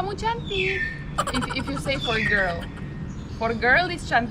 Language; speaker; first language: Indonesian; non-native, fluent; Romanian